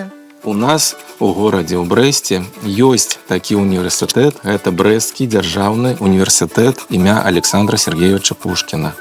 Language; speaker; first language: Belarusian; native; Belarusian